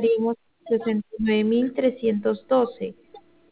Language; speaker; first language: Spanish; native; Spanish